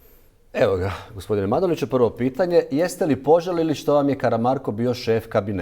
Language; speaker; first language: Croatian; native; Croatian